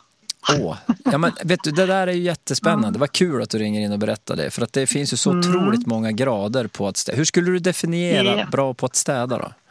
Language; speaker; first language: Swedish; native; Swedish